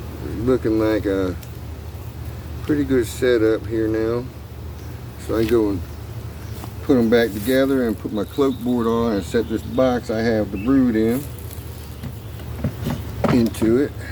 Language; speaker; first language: English; native; English